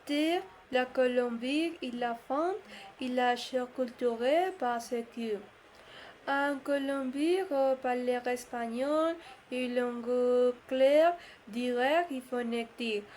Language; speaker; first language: French; non-native, learner; Spanish